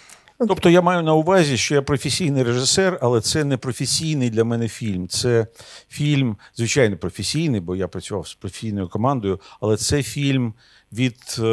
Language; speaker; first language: Ukrainian; non-native, local second language; Russian